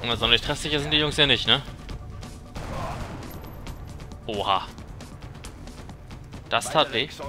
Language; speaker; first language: German; native; German